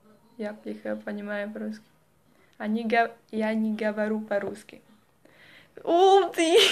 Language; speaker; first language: Russian; non-native, learner; Latvian